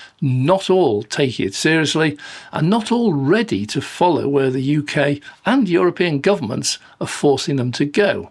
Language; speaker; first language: English; native; English